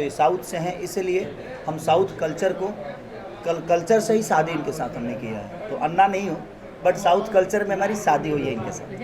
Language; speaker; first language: Hindi; non-native, local second language; Bhojpuri